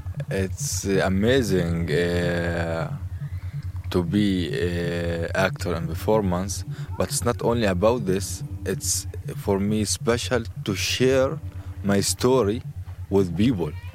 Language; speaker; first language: English; non-native, learner; Arabic